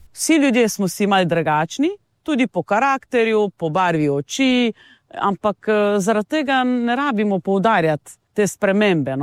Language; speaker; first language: Slovenian; non-native, local second language; Romany